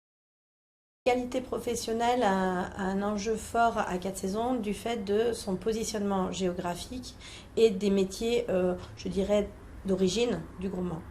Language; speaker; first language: French; native; French